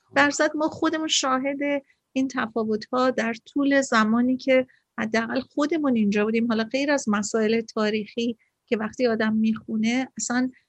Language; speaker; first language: Persian; native; Persian